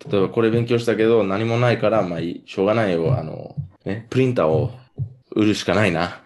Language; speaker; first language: Japanese; non-native, fluent; English